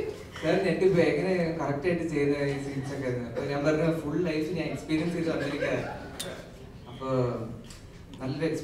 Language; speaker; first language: Tamil; non-native, learner; Malayalam